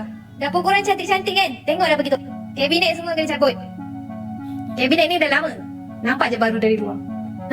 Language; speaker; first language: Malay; non-native, local second language; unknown